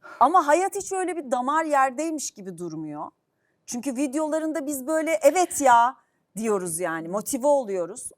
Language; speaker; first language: Turkish; native; Turkish